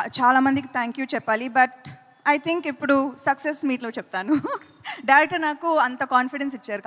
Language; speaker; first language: Telugu; non-native, fluent; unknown